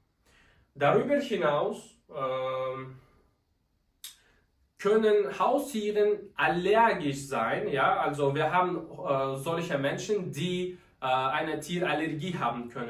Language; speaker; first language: German; non-native, fluent; Uzbek